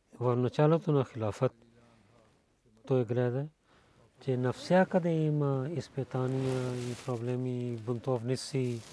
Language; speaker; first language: Bulgarian; non-native, learner; Urdu